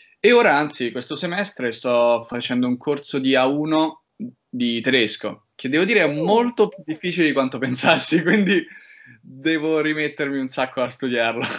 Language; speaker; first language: Italian; native; Italian